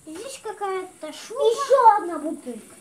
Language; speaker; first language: Russian; native; Russian